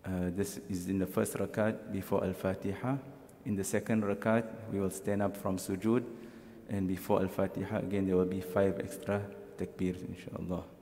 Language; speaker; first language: English; non-native, local second language; Malay